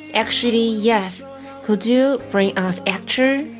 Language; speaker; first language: English; non-native, fluent; Chinese